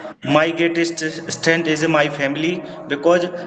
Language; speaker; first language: English; non-native, learner; Hindi